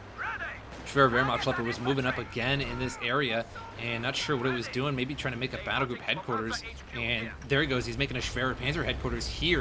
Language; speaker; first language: English; native; English